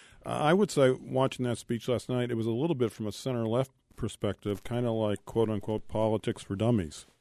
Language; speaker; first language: English; native; English